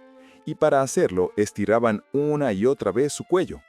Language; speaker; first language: Spanish; native; Spanish